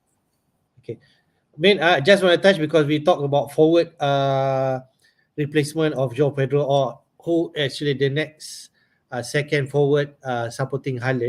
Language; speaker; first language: English; non-native, local second language; Malay